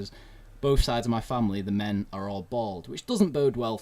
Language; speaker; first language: English; native; English